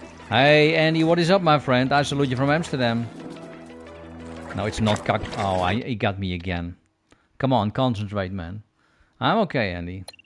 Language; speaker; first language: English; non-native, fluent; Dutch